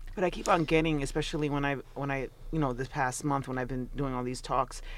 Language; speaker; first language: English; early bilingual, other home language; Spanish